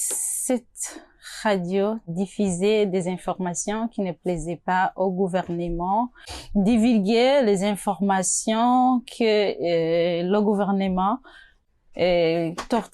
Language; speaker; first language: French; non-native, local second language; Rundi